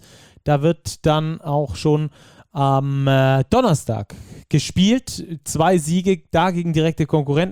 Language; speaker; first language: German; native; German